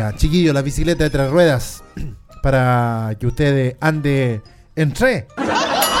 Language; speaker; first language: Spanish; native; Spanish